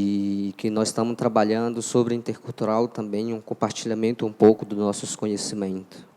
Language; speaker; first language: Portuguese; non-native, local second language; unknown